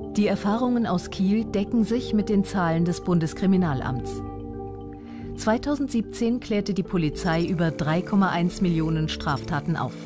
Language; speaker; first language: German; native; German